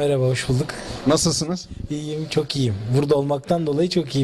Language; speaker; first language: Turkish; native; Turkish